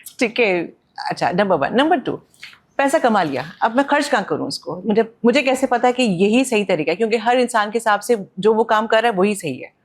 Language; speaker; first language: Urdu; native; Urdu